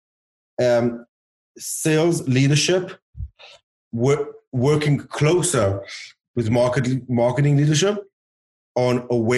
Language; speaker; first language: English; early bilingual, other home language; Hebrew